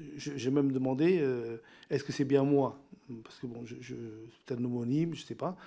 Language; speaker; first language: French; non-native, local second language; Min Nan Chinese